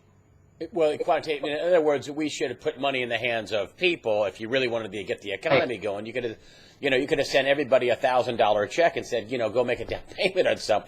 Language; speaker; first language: English; native; English